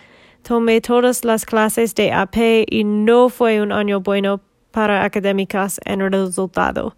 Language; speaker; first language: Spanish; non-native, learner; English